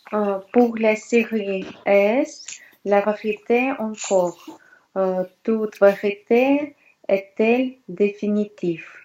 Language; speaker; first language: French; non-native, learner; Russian